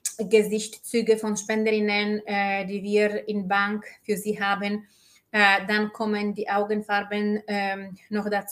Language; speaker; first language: German; non-native, fluent; Polish